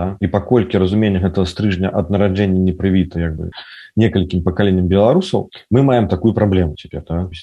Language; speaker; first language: Belarusian; non-native, local second language; Russian